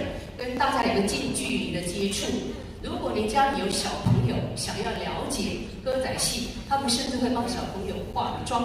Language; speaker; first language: Chinese; native; Chinese